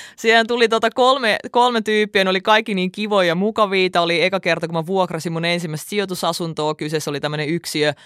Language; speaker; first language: Finnish; early bilingual, other home language; Russian